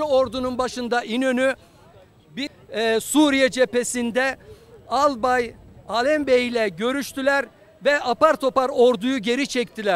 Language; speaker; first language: Turkish; native; Turkish